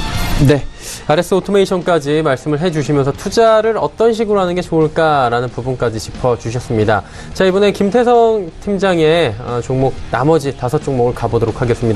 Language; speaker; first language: Korean; native; Korean